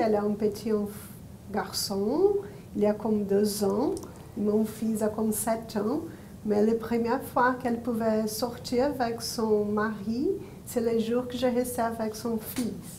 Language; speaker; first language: French; non-native, learner; Portuguese